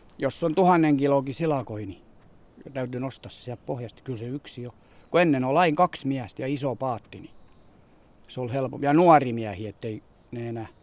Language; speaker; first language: Finnish; native; Finnish